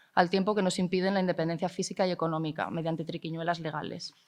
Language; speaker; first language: Spanish; non-native, local second language; Catalan